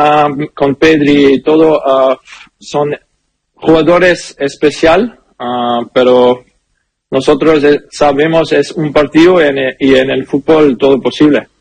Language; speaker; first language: Spanish; non-native, learner; German